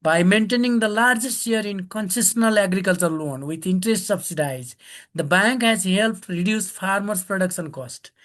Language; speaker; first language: English; non-native, local second language; Nepali